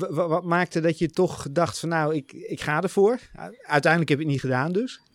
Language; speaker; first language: Dutch; native; Dutch